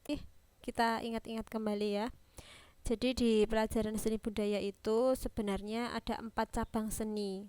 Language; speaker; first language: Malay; non-native, local second language; Javanese